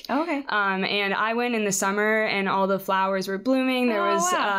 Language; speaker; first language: English; native; English